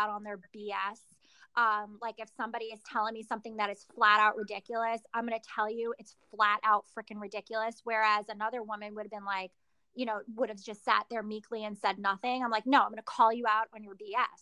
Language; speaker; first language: English; native; English